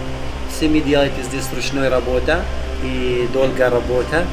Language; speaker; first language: Russian; non-native, learner; Arabic